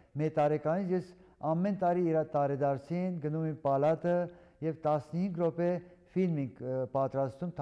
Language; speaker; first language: Armenian; early bilingual, heritage; Armenian